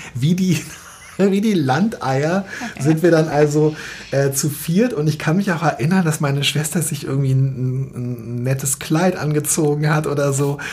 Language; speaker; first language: German; native; German